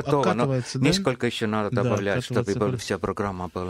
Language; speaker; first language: Russian; non-native, fluent; Estonian